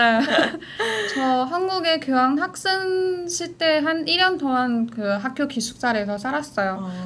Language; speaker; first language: Korean; non-native, fluent; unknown